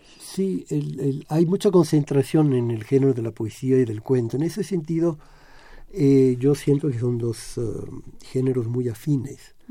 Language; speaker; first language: Spanish; non-native, fluent; Italian